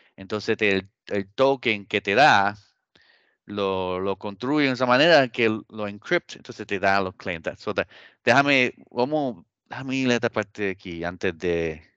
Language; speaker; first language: Spanish; early bilingual, heritage; Spanish